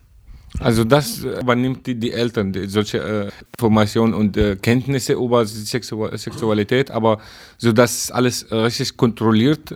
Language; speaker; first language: German; non-native, learner; Arabic